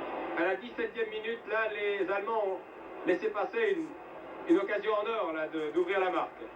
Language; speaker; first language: French; native; French